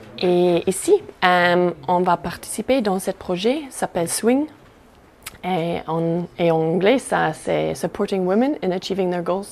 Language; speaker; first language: French; non-native, learner; English